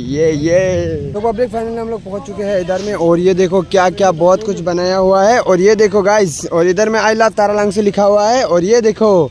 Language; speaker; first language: Hindi; non-native, local second language; Assamese